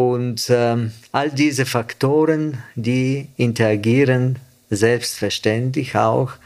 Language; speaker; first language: German; non-native, fluent; Bulgarian